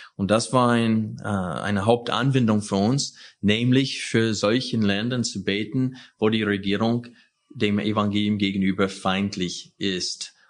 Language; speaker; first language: German; non-native, fluent; English